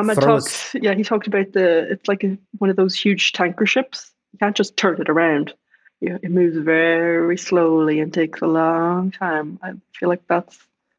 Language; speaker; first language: English; native; English